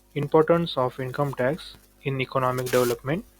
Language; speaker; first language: English; non-native, local second language; Marathi